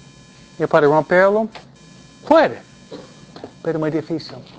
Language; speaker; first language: Spanish; non-native, fluent; English